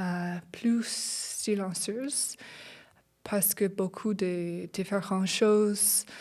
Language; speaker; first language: French; non-native, learner; English